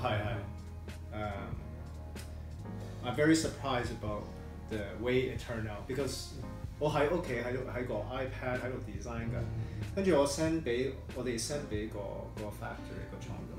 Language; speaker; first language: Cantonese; early bilingual, heritage; English